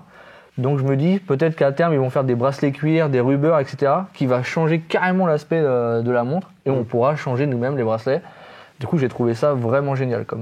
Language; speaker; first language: French; native; French